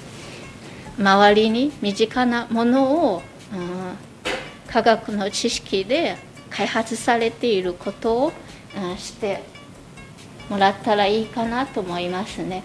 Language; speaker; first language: Japanese; non-native, fluent; Chinese